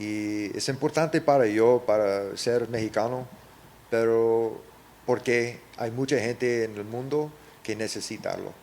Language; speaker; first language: Spanish; early bilingual, heritage; English